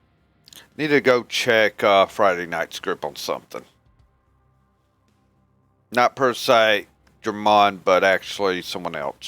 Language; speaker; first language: English; native; English